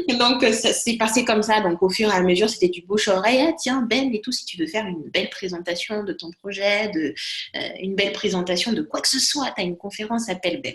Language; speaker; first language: French; non-native, local second language; Lingala